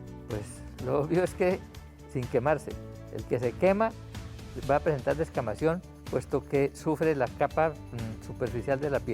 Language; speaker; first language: Spanish; native; Spanish